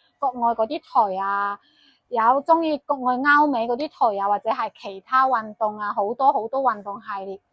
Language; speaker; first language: Cantonese; non-native, local second language; Chinese